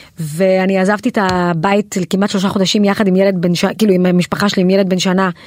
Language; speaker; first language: Hebrew; native; Hebrew